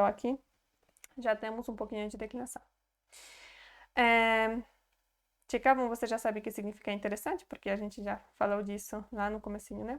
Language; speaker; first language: Portuguese; non-native, fluent; Polish